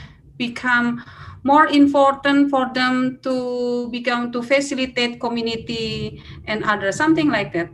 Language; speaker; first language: English; non-native, fluent; Indonesian